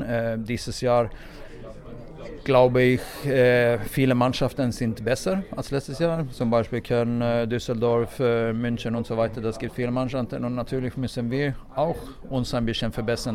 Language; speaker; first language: German; non-native, fluent; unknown